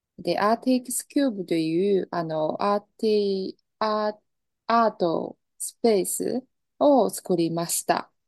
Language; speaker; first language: Japanese; non-native, fluent; Chinese